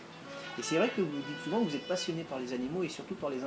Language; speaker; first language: French; native; French